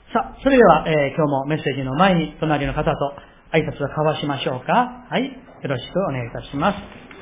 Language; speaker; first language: Japanese; non-native, fluent; Korean